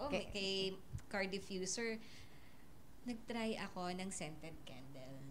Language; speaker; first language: Filipino; native; Filipino